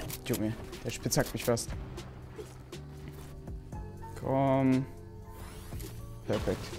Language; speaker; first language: German; native; German